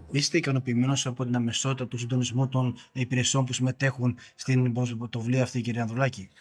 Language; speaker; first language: Greek; native; Greek